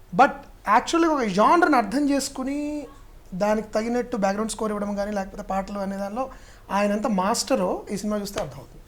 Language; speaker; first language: Telugu; native; Telugu